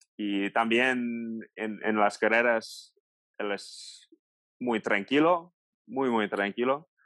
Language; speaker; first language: Spanish; non-native, learner; English